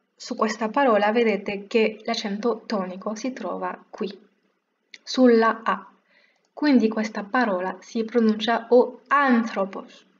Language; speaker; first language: Italian; non-native, fluent; French